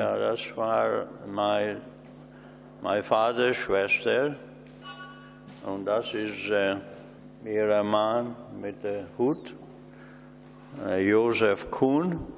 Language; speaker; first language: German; non-native, learner; Hungarian